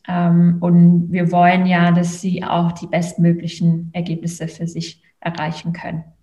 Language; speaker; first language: German; non-native, fluent; English